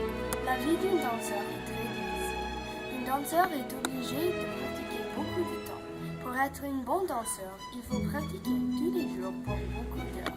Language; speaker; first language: French; non-native, learner; English